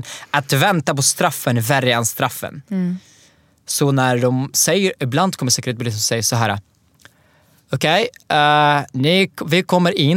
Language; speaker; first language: Swedish; non-native, fluent; Arabic